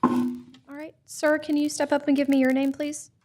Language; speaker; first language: English; native; English